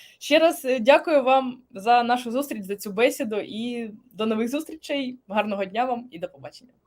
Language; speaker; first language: Ukrainian; native; Ukrainian